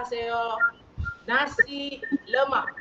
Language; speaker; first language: Korean; non-native, learner; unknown